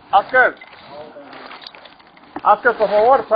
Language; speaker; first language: Spanish; early bilingual, heritage; Spanish